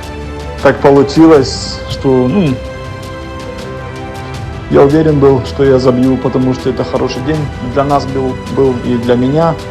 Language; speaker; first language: Russian; early bilingual, heritage; German